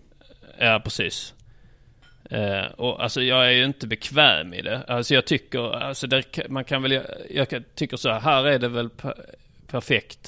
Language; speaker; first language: Swedish; native; Swedish